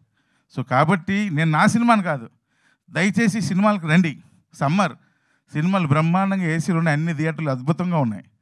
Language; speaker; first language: Telugu; native; Telugu